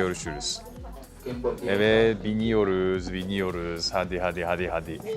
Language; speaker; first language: Turkish; non-native, fluent; Japanese